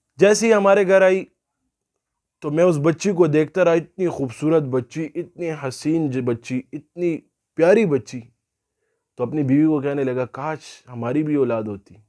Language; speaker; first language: Urdu; non-native, local second language; Pashto